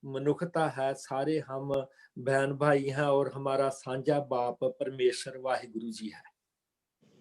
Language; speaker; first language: Hindi; non-native, local second language; Punjabi